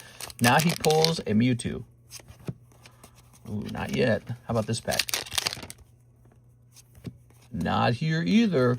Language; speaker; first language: English; native; English